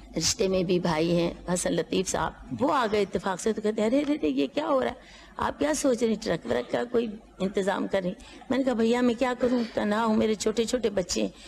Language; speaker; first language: Urdu; non-native, local second language; Punjabi